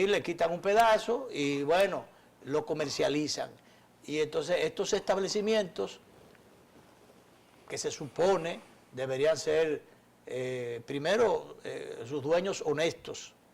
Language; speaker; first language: Spanish; native; Spanish